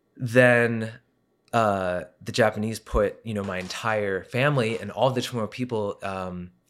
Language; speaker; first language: English; native; English